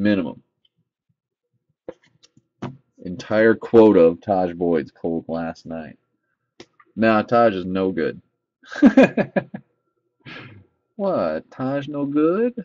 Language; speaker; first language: English; native; English